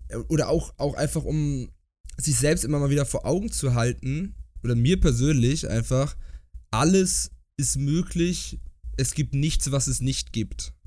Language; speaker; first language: German; native; German